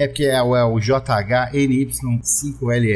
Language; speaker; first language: Portuguese; native; Portuguese